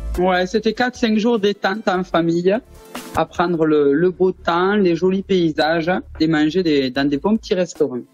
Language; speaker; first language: French; native; French